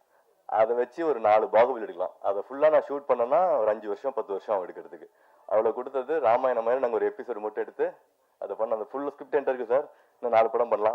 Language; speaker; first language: Tamil; native; Tamil